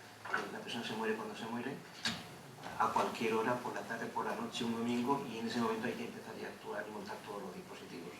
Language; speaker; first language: Spanish; native; Spanish